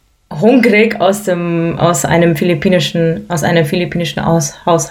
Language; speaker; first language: German; early bilingual, other home language; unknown